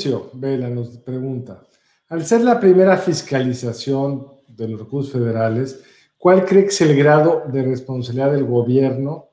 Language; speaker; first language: Spanish; native; Spanish